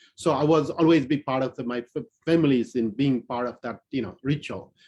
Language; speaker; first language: English; non-native, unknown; Newari